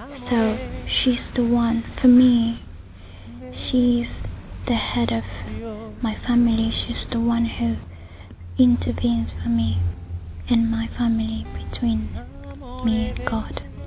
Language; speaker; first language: English; non-native, fluent; Spanish